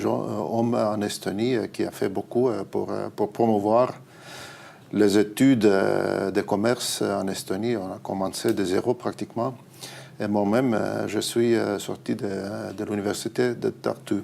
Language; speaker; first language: French; non-native, fluent; Estonian